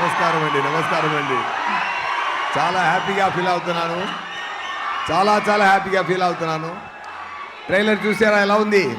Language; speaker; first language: Telugu; non-native, learner; Tamil